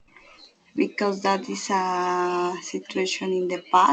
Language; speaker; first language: English; non-native, learner; Spanish